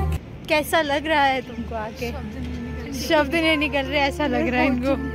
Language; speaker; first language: Hindi; native; Hindi